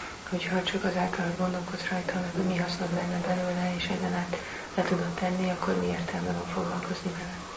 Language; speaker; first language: Hungarian; native; Hungarian